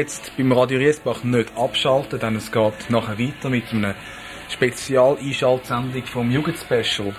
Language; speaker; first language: German; native; German